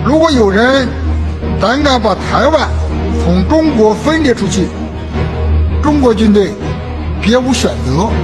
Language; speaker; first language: Chinese; native; Chinese